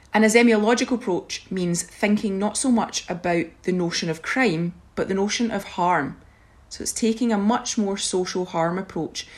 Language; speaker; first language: English; native; English